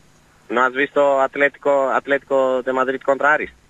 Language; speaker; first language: Spanish; non-native, learner; Greek